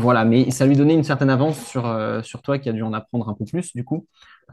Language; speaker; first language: French; native; French